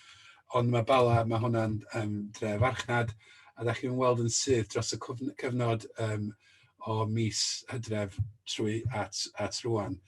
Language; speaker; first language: Welsh; native; Welsh